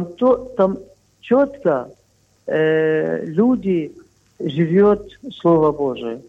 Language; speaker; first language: Russian; non-native, fluent; Arabic